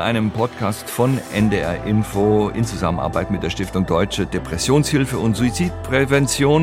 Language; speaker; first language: German; native; German